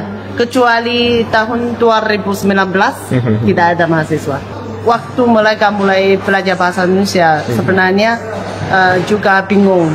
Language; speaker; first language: Indonesian; non-native, fluent; Chinese